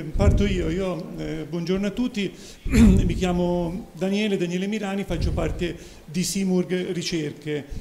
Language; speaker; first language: Italian; native; Italian